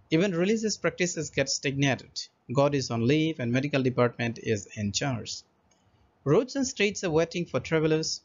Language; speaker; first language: English; non-native, local second language; Assamese